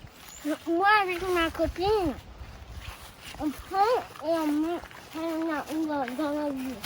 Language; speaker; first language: French; early bilingual, other home language; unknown